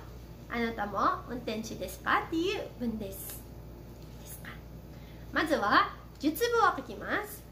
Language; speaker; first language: Japanese; non-native, fluent; Filipino